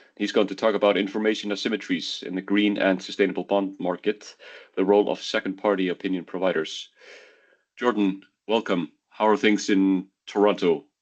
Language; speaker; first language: English; non-native, fluent; Icelandic